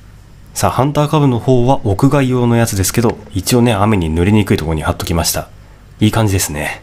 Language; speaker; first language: Japanese; native; Japanese